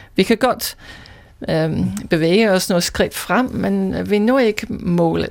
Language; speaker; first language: Danish; non-native, fluent; English